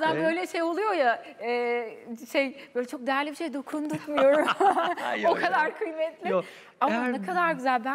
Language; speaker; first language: Turkish; native; Turkish